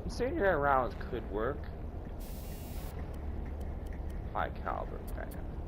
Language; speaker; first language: English; native; English